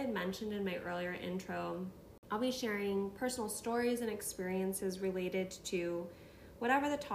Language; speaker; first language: English; native; English